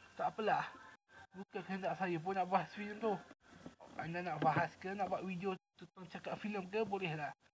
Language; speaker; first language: Malay; native; Malay